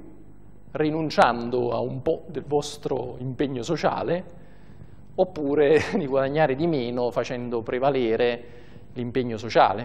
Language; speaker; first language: Italian; native; Italian